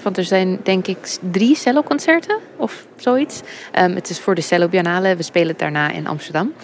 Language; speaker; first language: Dutch; non-native, fluent; English